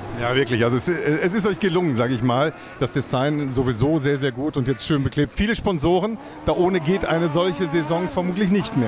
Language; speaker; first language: German; native; German